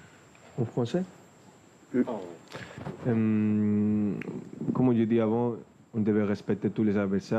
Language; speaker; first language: French; non-native, fluent; Spanish